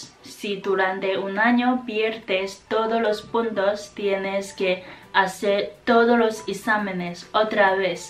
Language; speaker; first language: Spanish; non-native, fluent; Chinese